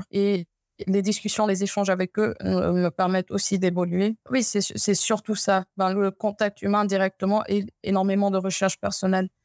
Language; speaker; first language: French; non-native, fluent; Amharic